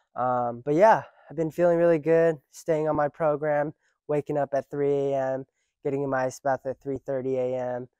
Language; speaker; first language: English; early bilingual, other home language; Japanese